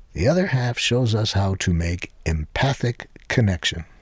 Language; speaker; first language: English; native; English